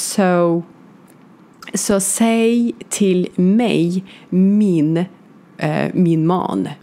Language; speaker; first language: Swedish; non-native, learner; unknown